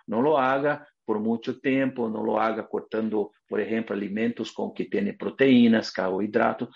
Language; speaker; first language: Spanish; non-native, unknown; Portuguese